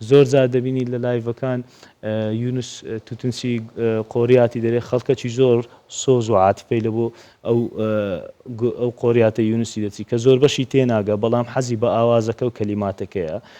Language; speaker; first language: Central Kurdish; non-native, local second language; Azerbaijani